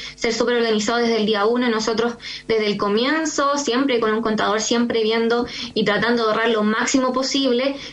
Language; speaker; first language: Spanish; native; Spanish